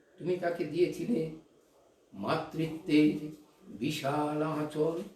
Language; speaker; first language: Bangla; non-native, local second language; Hindi